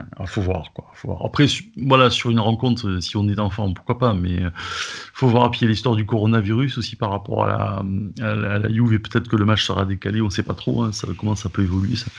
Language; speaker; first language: French; native; French